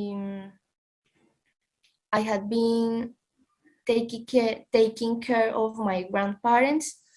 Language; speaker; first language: English; non-native, learner; Spanish